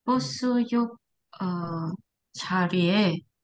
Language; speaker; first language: Korean; non-native, learner; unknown